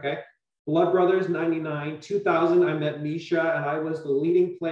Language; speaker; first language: English; native; English